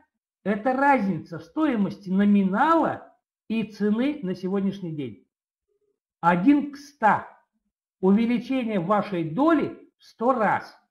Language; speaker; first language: Russian; native; Russian